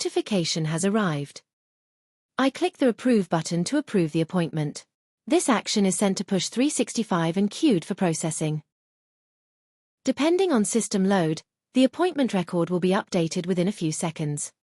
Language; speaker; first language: English; non-native, fluent; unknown